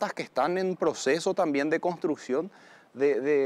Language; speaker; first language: Spanish; native; Spanish